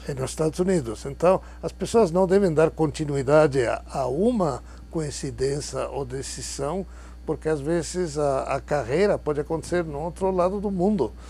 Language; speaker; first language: Portuguese; non-native, fluent; Spanish